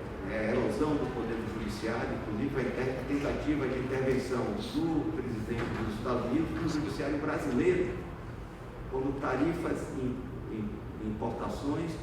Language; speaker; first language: Portuguese; native; Portuguese